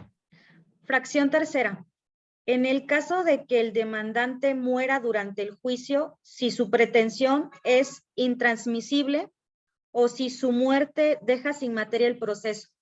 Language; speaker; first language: Spanish; native; Spanish